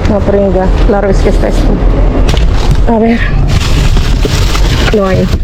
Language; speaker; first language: Spanish; non-native, learner; Filipino